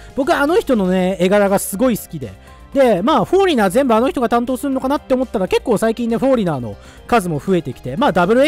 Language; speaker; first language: Japanese; native; Japanese